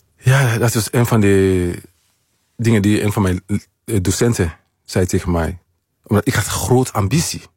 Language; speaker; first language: Dutch; non-native, fluent; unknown